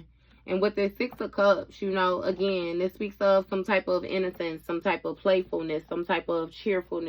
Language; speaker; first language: English; native; English